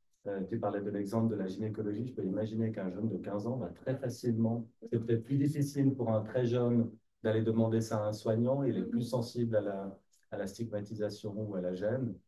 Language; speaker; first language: French; native; French